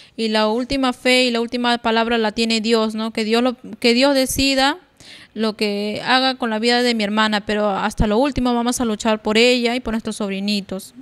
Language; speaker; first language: Spanish; native; Spanish